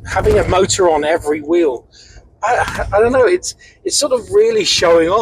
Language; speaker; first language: English; native; English